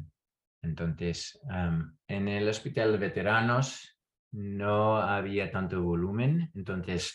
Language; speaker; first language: Spanish; non-native, fluent; English